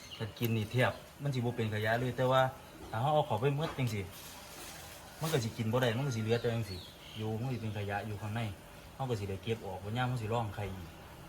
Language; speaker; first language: Thai; native; Thai